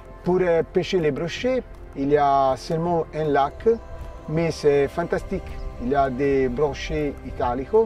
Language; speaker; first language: French; non-native, fluent; Italian